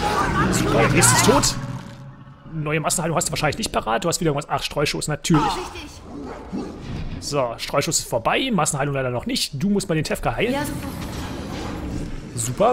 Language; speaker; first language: German; native; German